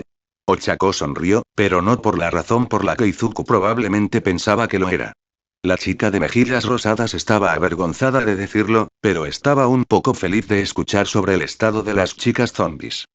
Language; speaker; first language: Spanish; native; Spanish